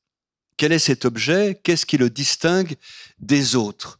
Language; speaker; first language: French; native; French